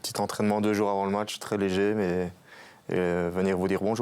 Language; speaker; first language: French; native; French